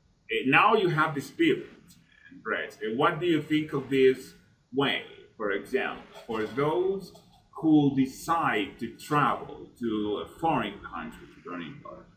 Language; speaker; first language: English; non-native, fluent; Spanish